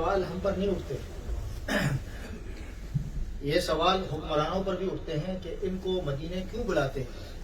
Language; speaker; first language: Urdu; native; Urdu